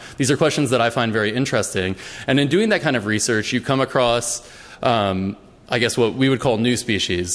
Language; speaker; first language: English; native; English